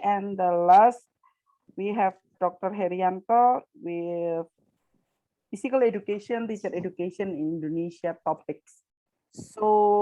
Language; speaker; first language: English; non-native, fluent; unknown